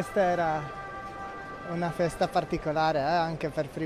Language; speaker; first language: Italian; non-native, fluent; Slovenian